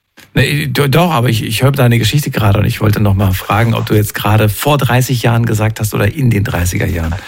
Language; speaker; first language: German; native; German